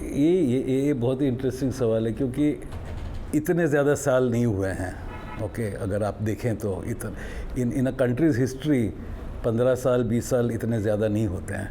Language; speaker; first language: Hindi; native; Hindi